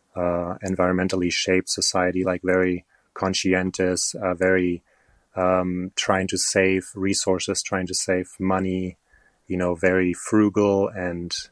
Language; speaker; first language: English; non-native, fluent; German